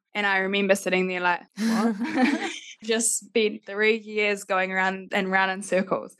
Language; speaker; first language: English; native; English